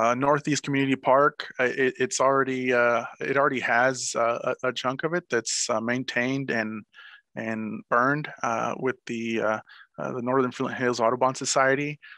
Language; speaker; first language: English; native; English